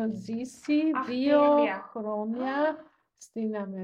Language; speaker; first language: Greek; non-native, learner; German